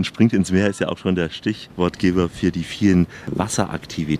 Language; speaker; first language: German; native; German